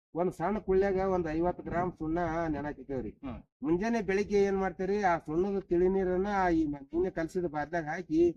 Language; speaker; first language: Kannada; native; Kannada